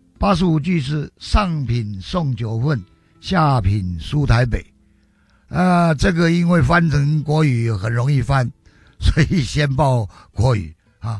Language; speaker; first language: Chinese; native; Chinese